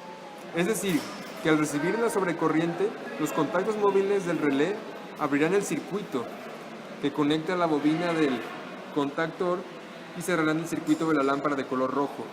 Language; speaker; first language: Spanish; native; Spanish